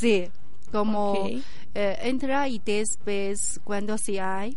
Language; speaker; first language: Spanish; non-native, learner; Chinese